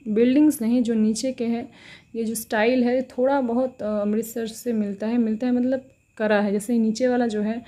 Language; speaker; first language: Hindi; non-native, local second language; Bangla